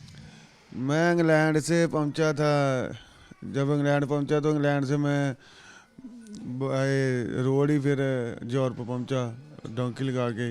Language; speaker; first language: Hindi; non-native, local second language; Punjabi